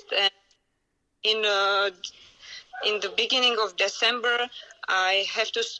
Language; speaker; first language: English; non-native, learner; Czech